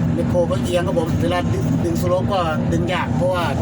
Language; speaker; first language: Thai; non-native, local second language; Northeastern Thai